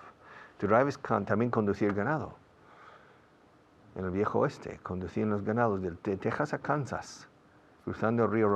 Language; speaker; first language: Spanish; non-native, fluent; English